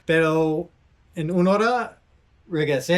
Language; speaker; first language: Spanish; non-native, learner; English